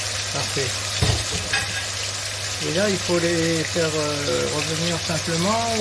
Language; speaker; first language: French; native; French